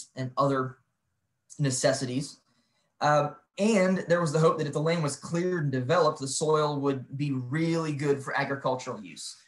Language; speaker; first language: English; native; English